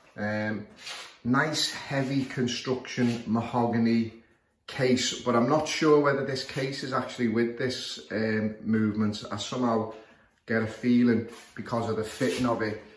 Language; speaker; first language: English; native; English